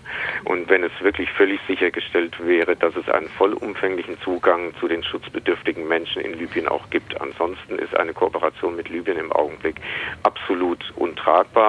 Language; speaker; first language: German; native; German